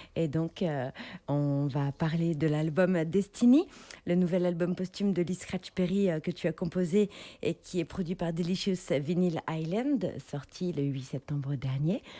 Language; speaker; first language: French; native; French